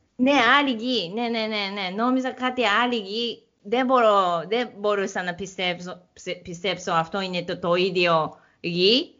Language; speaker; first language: Greek; non-native, learner; Japanese